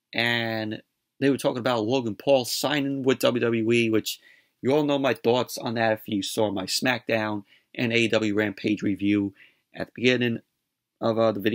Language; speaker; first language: English; native; English